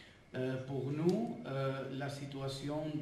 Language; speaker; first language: French; non-native, fluent; Catalan